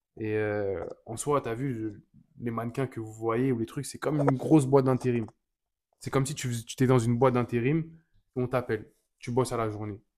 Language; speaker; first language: French; native; French